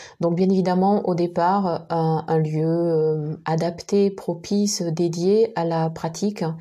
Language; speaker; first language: French; native; French